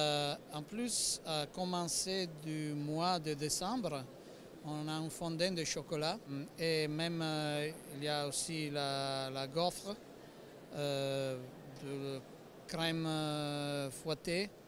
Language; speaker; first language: French; non-native, fluent; Italian